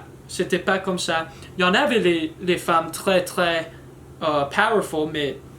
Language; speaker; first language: French; non-native, learner; English